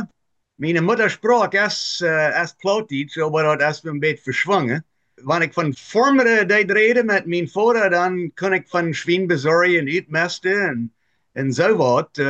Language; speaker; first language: German; non-native, learner; Plautdietsch